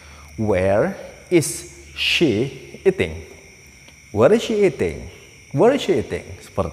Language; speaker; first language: English; non-native, fluent; Indonesian